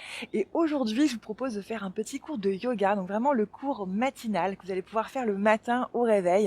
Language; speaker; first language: French; native; French